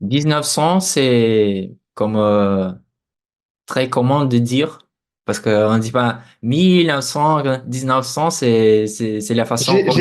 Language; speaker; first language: French; non-native, fluent; Portuguese